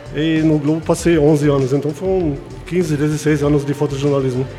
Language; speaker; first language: Portuguese; non-native, fluent; German